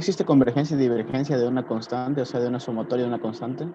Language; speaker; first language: Spanish; native; Spanish